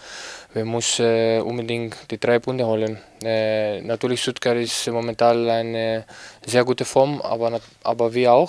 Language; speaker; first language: German; non-native, fluent; Greek